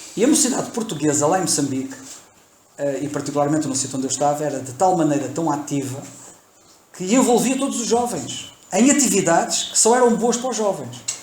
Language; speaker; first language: Portuguese; native; Portuguese